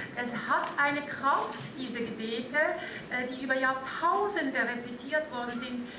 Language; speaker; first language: German; native; German